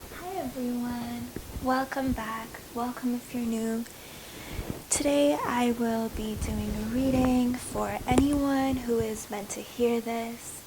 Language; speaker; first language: English; native; English